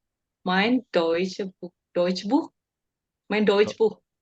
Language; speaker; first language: German; non-native, learner; Indonesian